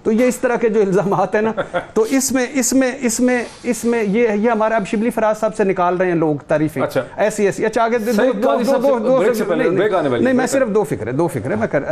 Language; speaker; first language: Urdu; native; Urdu